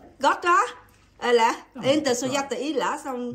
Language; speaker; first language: Swedish; non-native, learner; Vietnamese